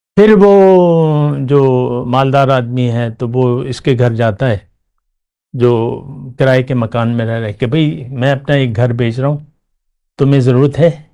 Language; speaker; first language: Urdu; non-native, local second language; Pashto